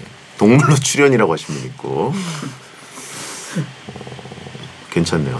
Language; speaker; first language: Korean; native; Korean